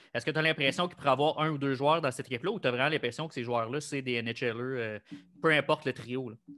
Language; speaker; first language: French; native; French